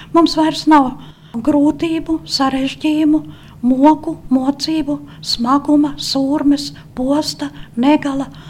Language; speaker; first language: Latvian; native; Latvian